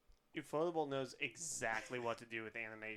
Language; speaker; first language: English; native; English